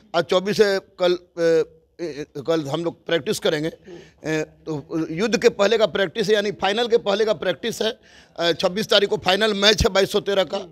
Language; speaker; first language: Hindi; native; Hindi